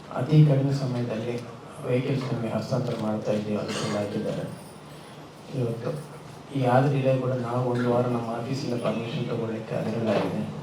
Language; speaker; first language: Kannada; native; Kannada